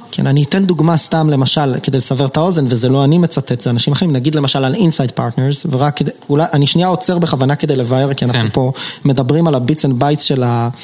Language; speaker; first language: Hebrew; native; Hebrew